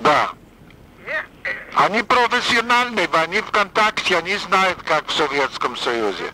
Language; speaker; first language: Russian; non-native, fluent; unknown